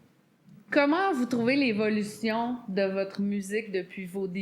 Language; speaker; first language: French; native; French